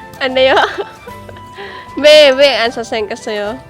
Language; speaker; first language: Korean; non-native, learner; Lao